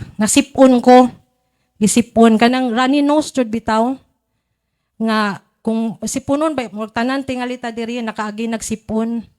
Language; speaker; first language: Cebuano; native; Cebuano